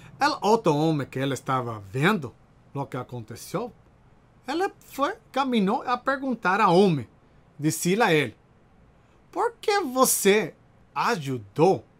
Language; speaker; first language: Portuguese; non-native, learner; Spanish